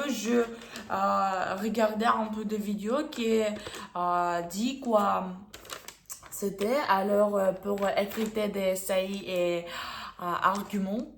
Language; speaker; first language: French; non-native, learner; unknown